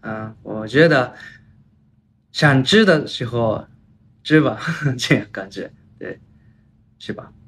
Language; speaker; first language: Chinese; non-native, learner; Japanese